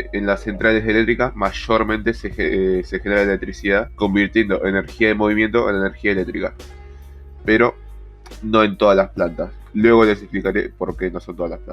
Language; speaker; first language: Spanish; native; Spanish